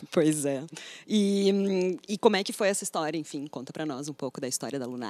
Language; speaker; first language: Portuguese; native; Portuguese